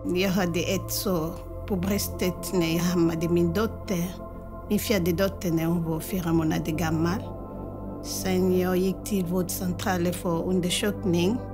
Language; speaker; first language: Swedish; non-native, fluent; Lingala